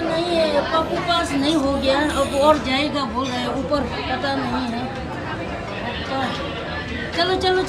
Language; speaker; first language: Hindi; non-native, local second language; Nepali